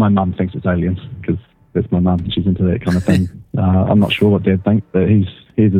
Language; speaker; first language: English; native; English